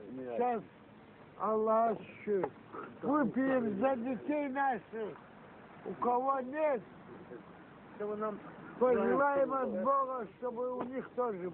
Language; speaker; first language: Russian; non-native, local second language; Azerbaijani